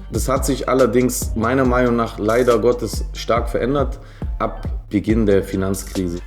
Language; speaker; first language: German; native; German